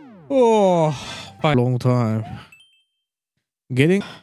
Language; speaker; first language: English; non-native, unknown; Japanese